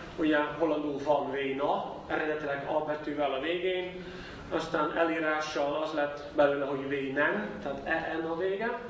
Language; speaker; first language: Hungarian; non-native, fluent; Dutch